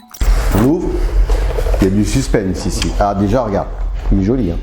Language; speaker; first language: French; native; French